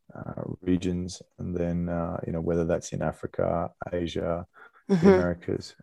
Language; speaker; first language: English; native; English